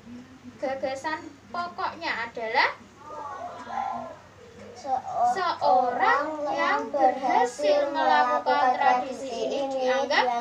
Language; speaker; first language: Indonesian; native; Indonesian